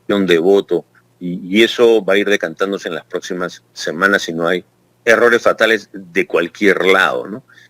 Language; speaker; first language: Spanish; native; Spanish